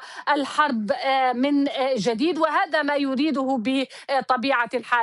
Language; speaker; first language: Arabic; native; Arabic